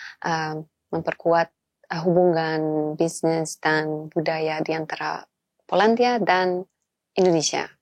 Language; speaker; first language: Indonesian; non-native, fluent; Polish